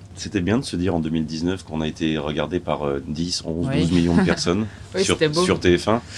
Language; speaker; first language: French; native; French